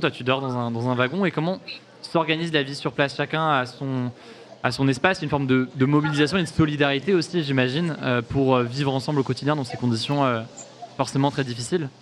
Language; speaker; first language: French; native; French